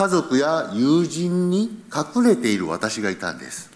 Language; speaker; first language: Japanese; early bilingual, heritage; Japanese